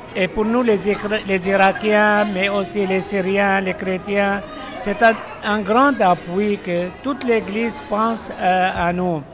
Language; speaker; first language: French; non-native, fluent; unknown